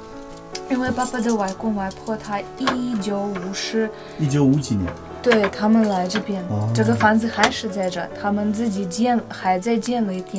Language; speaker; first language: Chinese; non-native, fluent; Russian